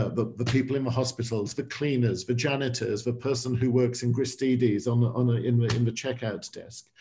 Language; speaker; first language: English; native; English